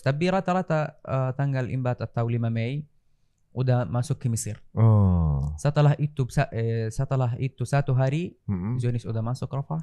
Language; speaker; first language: Indonesian; non-native, fluent; Arabic